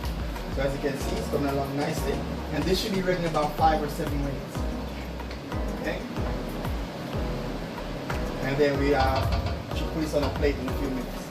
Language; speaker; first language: English; native; English